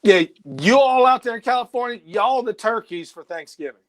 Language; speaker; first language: English; native; English